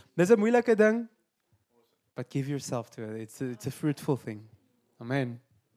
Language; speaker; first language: English; non-native, local second language; Afrikaans